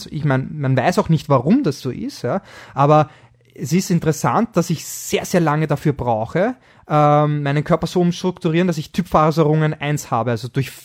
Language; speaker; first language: German; native; German